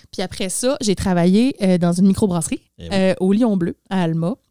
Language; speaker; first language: French; native; French